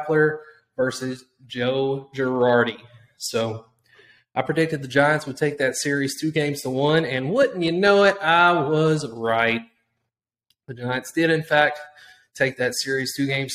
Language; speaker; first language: English; native; English